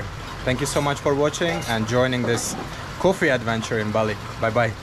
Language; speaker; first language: English; non-native, fluent; Azerbaijani